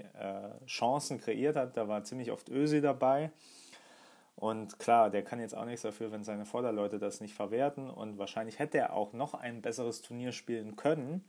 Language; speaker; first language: German; native; German